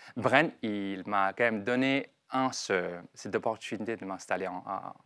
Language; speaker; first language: French; non-native, fluent; Chinese